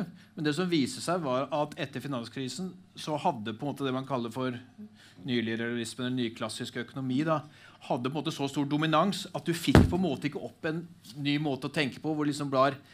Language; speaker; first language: Norwegian; native; Norwegian